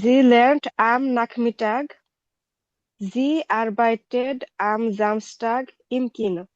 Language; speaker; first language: German; non-native, learner; Bangla